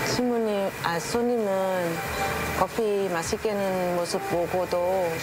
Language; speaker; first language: Korean; non-native, fluent; Vietnamese